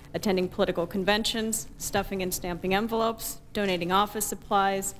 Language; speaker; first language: English; native; English